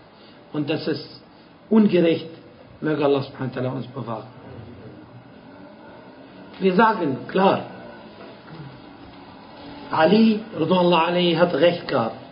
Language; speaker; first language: German; non-native, fluent; Arabic